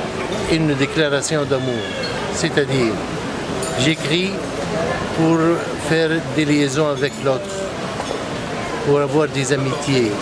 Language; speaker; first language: French; non-native, local second language; Arabic